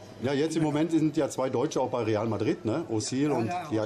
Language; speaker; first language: German; native; German